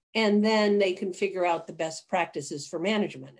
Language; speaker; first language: English; native; English